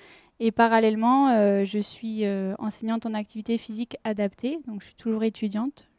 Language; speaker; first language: French; native; French